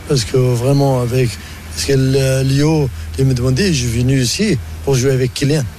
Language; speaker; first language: French; non-native, learner; Arabic